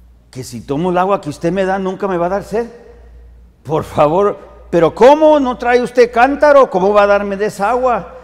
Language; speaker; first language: Spanish; early bilingual, heritage; Spanish